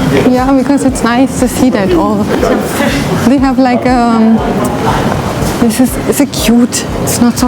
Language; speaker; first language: English; non-native, learner; German